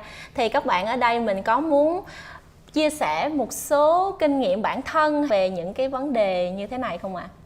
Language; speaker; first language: Vietnamese; native; Vietnamese